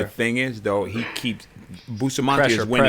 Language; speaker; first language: English; native; English